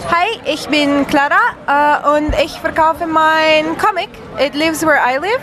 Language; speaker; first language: German; non-native, learner; Romanian